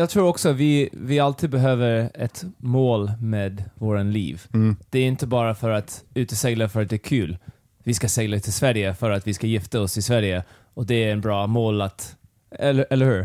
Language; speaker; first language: Swedish; non-native, learner; English